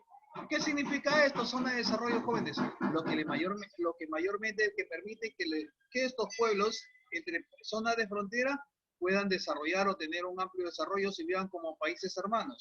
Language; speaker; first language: Spanish; native; Spanish